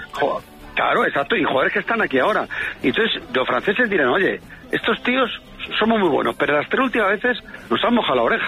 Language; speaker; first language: Spanish; native; Spanish